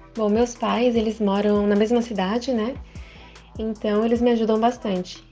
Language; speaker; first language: Portuguese; early bilingual, other home language; Japanese